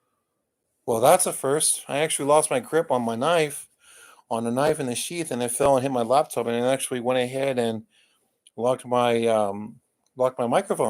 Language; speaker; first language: English; native; English